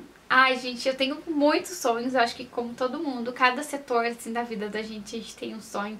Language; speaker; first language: Portuguese; native; Portuguese